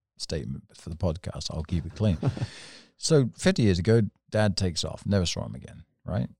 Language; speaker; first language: English; native; English